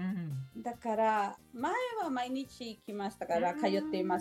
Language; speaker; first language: Japanese; non-native, learner; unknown